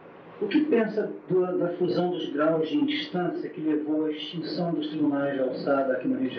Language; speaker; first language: Portuguese; native; Portuguese